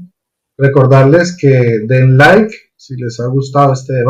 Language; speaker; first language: Spanish; native; Spanish